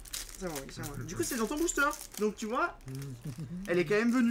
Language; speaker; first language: French; native; French